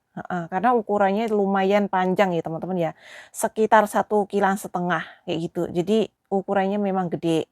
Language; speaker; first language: Indonesian; non-native, local second language; Javanese